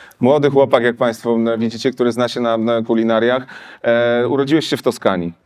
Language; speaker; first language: Polish; native; Polish